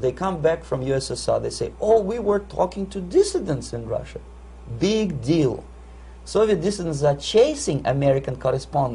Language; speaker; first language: English; non-native, fluent; Russian